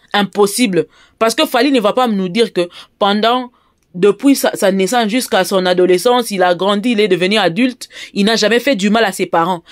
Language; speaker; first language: French; non-native, local second language; Lingala